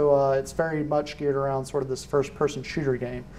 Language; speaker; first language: English; native; English